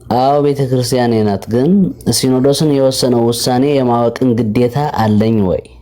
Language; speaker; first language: Amharic; non-native, local second language; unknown